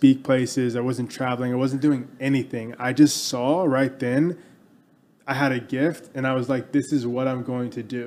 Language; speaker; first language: English; native; English